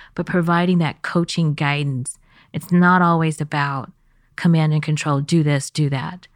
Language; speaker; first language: English; early bilingual, other home language; Chinese